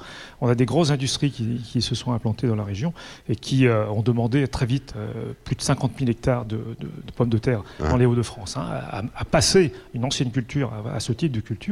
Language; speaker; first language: French; native; French